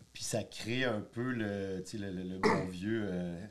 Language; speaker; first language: French; native; French